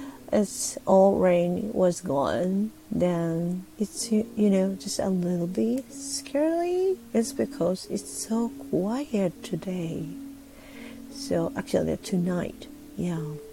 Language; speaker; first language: English; non-native, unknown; Japanese